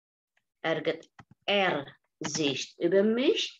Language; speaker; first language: German; non-native, fluent; Indonesian